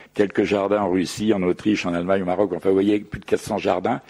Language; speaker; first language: French; native; French